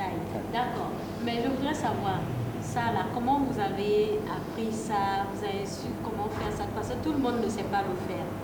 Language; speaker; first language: French; non-native, learner; Arabic